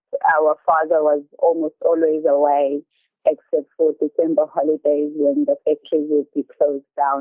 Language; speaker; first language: English; non-native, local second language; Zulu